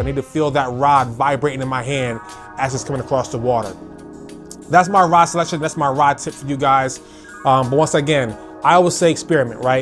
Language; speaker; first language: English; native; English